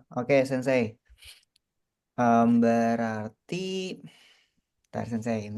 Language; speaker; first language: Indonesian; native; Indonesian